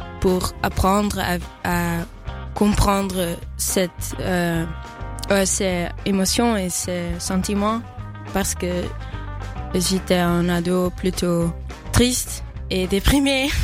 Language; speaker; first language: French; non-native, fluent; Dutch